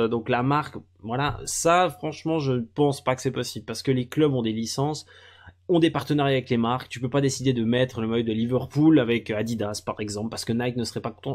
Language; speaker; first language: French; native; French